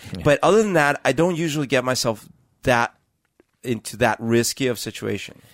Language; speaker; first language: English; non-native, fluent; Spanish